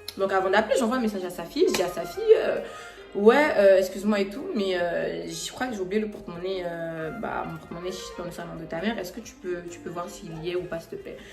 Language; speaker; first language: French; native; French